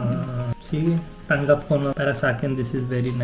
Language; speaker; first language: Filipino; non-native, learner; Punjabi